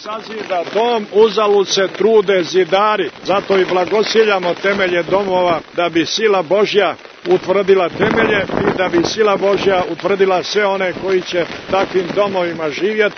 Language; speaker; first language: Croatian; native; Croatian